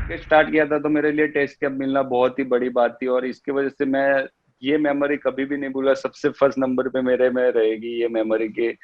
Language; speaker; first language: Hindi; non-native, local second language; Gujarati